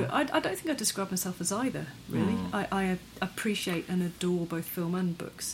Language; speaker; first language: English; native; English